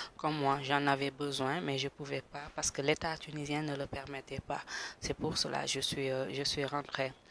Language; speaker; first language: French; non-native, local second language; Wolof